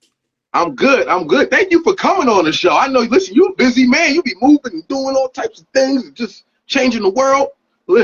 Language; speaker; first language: English; native; English